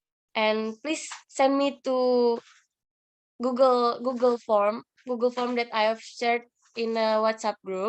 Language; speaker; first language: English; non-native, learner; Indonesian